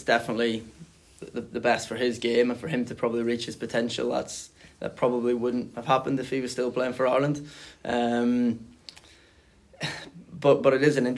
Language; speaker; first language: English; native; English